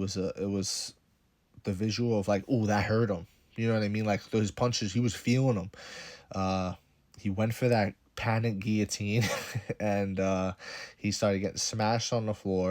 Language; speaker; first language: English; native; English